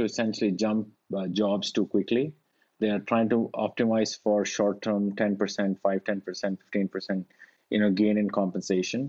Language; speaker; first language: English; non-native, local second language; Hindi